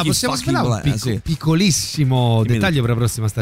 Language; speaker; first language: Italian; native; Italian